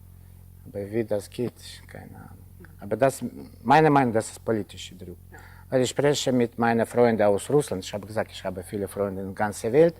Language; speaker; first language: German; non-native, learner; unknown